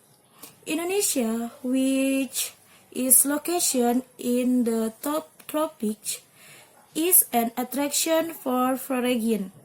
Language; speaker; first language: English; non-native, learner; Indonesian